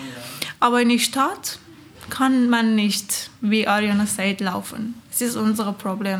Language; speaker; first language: German; non-native, learner; Persian